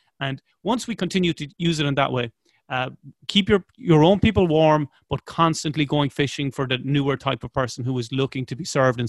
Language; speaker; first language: English; native; English